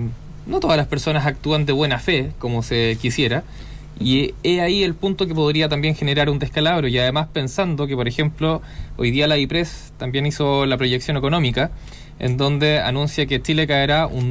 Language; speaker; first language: Spanish; native; Spanish